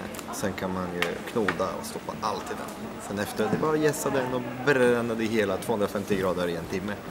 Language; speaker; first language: Swedish; non-native, fluent; French